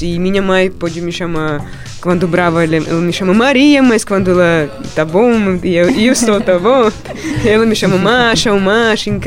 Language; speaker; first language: Portuguese; non-native, fluent; Russian